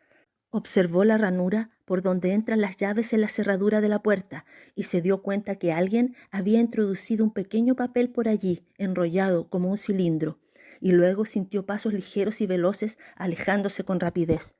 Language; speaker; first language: Spanish; native; Spanish